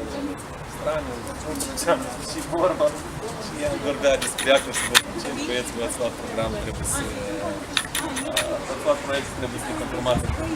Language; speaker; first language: Romanian; native; Romanian